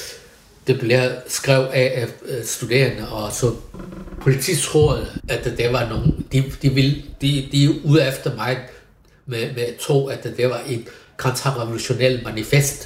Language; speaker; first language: Danish; non-native, fluent; Chinese